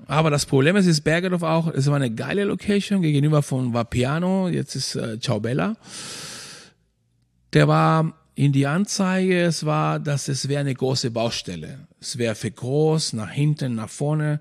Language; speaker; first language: German; non-native, fluent; Spanish